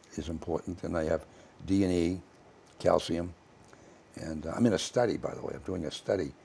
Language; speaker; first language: English; native; English